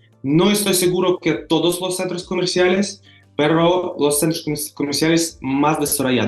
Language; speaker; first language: Spanish; non-native, fluent; Russian